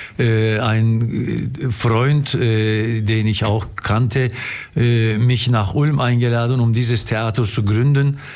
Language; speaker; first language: German; non-native, fluent; Turkish